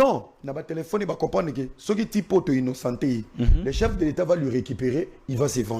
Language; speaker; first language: French; non-native, local second language; Lingala